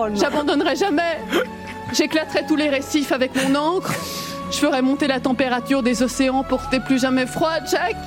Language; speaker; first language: French; native; French